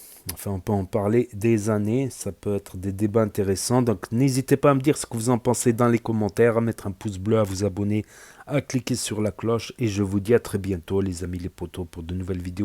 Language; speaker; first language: French; native; French